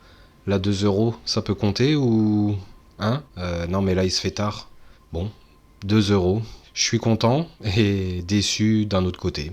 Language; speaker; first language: French; native; French